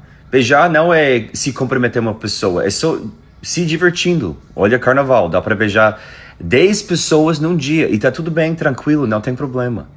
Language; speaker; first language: Portuguese; non-native, fluent; English